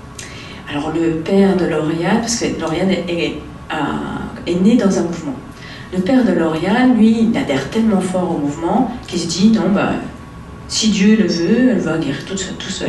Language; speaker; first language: French; native; French